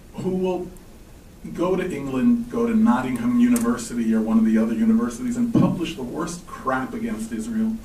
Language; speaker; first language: English; native; English